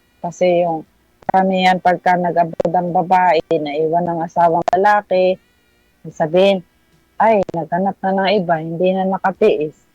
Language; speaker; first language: Filipino; non-native, local second language; Cebuano